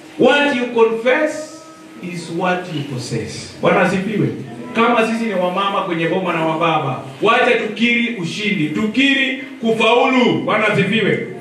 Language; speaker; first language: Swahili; non-native, local second language; Luyia